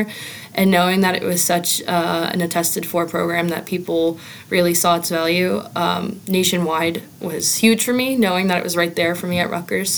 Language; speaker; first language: English; native; English